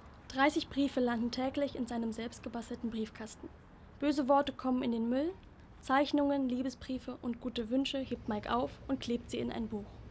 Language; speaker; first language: German; native; German